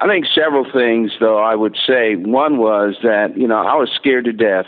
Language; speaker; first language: English; native; English